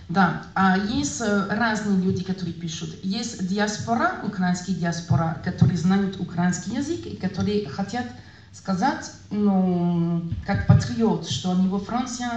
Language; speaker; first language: Russian; non-native, learner; French